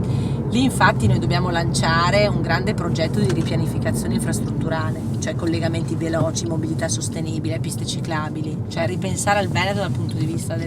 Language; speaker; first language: Italian; native; Italian